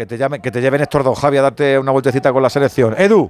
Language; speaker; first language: Spanish; native; Spanish